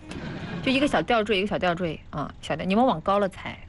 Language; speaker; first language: Chinese; native; Chinese